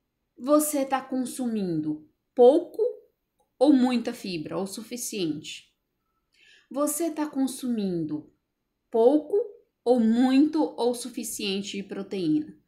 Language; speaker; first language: Portuguese; native; Portuguese